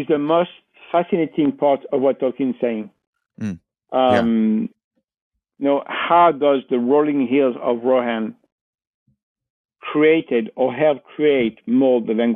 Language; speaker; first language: English; non-native, fluent; French